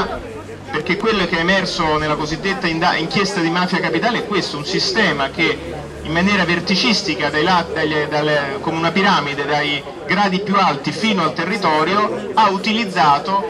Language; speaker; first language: Italian; native; Italian